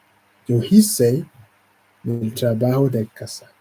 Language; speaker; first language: Spanish; non-native, learner; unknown